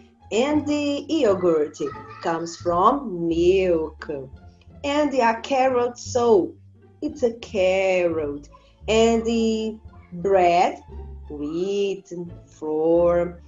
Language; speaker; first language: English; non-native, learner; Portuguese